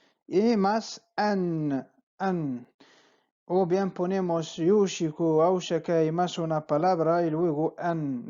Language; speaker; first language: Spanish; non-native, fluent; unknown